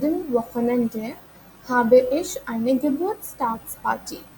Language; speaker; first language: German; non-native, fluent; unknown